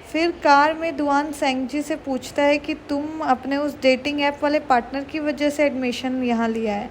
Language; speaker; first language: Hindi; native; Hindi